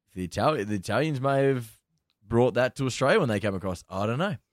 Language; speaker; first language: English; native; English